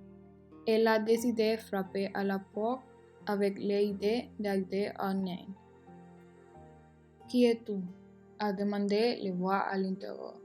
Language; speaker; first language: French; non-native, learner; Spanish